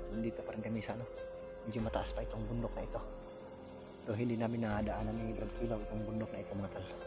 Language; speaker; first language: Filipino; non-native, local second language; Cebuano